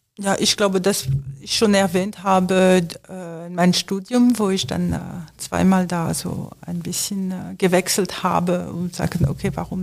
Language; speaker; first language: German; non-native, fluent; French